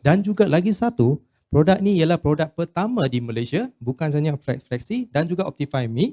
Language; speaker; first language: Malay; non-native, local second language; Cantonese